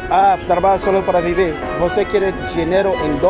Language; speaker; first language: Portuguese; non-native, learner; English